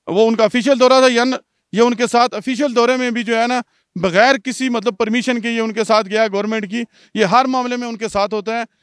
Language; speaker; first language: Urdu; non-native, local second language; Punjabi